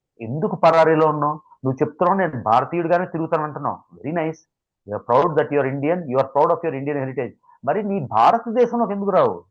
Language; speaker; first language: Telugu; native; Telugu